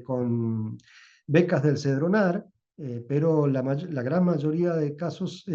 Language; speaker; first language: Spanish; native; Spanish